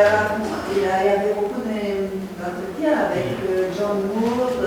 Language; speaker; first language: French; non-native, fluent; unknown